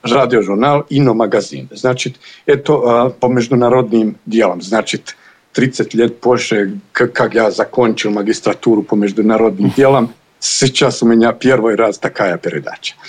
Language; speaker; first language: Russian; non-native, learner; Bosnian